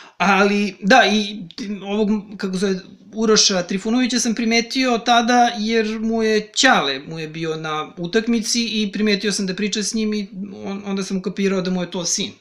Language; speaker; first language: Serbian; native; Serbian